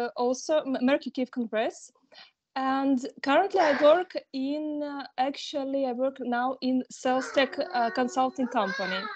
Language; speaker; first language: English; non-native, fluent; Ukrainian